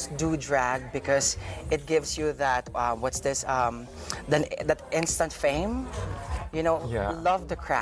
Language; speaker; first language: English; non-native, local second language; Filipino